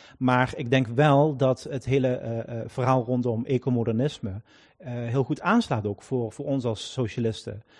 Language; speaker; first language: Dutch; native; Dutch